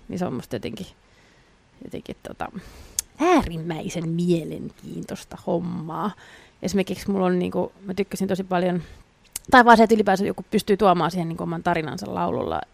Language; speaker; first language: Finnish; native; Finnish